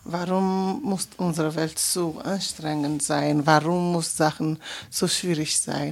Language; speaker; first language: German; non-native, fluent; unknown